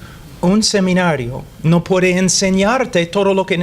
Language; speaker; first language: Spanish; non-native, fluent; English